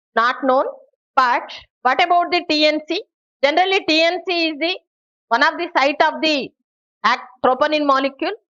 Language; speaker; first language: English; non-native, local second language; Telugu